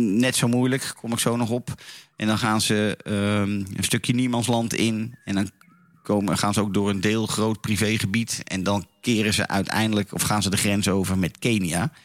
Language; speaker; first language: Dutch; native; Dutch